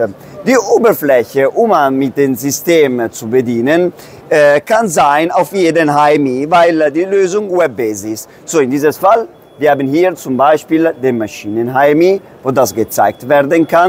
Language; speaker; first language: German; non-native, fluent; Italian